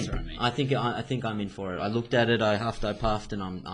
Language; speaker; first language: English; native; English